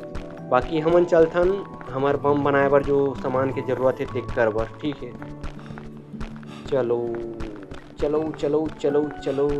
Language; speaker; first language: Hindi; non-native, local second language; Chhattisgarhi